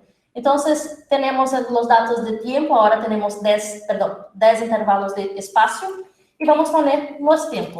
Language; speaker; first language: Spanish; non-native, fluent; Portuguese